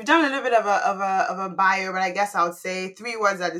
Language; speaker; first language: English; non-native, local second language; Yoruba